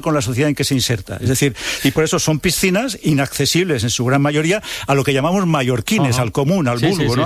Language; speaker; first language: Spanish; native; Spanish